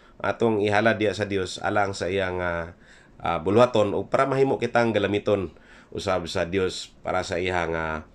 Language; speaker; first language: Cebuano; non-native, local second language; Hiligaynon